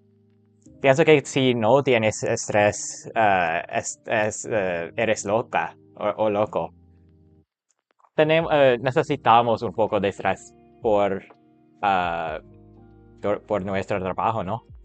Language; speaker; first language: Spanish; non-native, learner; English